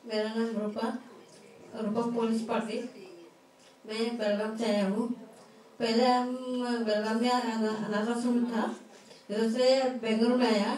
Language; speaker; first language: Hindi; non-native, local second language; Kannada